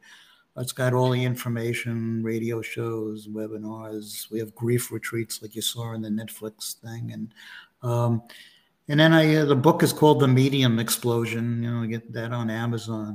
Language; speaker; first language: English; native; English